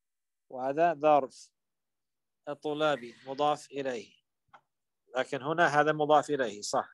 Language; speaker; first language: Arabic; non-native, fluent; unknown